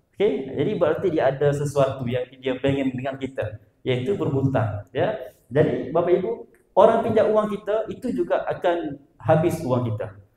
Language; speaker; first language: Malay; native; Malay